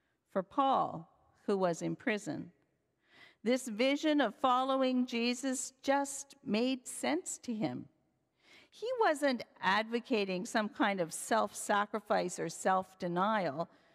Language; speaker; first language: English; native; English